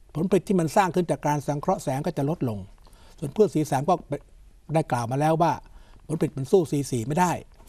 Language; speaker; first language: Thai; native; Thai